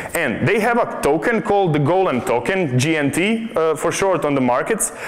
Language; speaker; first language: English; non-native, fluent; Croatian